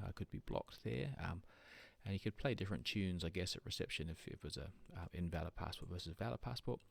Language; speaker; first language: English; native; English